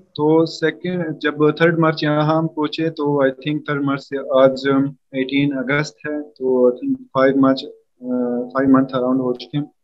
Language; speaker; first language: Hindi; non-native, fluent; Pashto